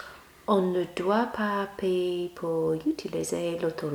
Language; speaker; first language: French; non-native, learner; English